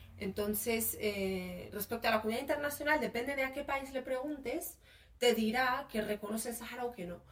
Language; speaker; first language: Spanish; early bilingual, other home language; Arabic